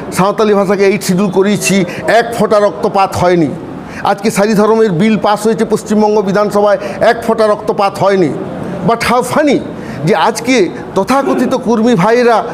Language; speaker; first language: Bangla; non-native, local second language; Santali